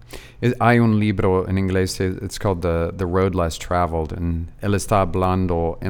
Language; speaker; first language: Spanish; non-native, fluent; English